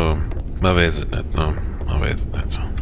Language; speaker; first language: German; native; German